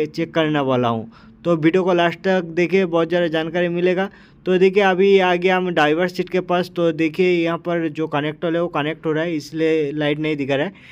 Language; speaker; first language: Hindi; native; Hindi